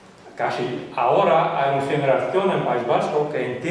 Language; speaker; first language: Spanish; non-native, fluent; Dutch